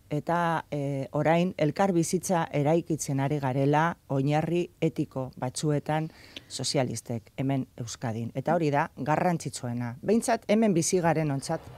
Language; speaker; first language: Basque; non-native, local second language; Spanish